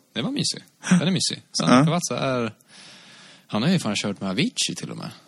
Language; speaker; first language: Swedish; native; Swedish